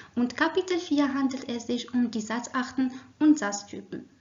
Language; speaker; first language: German; non-native, fluent; Arabic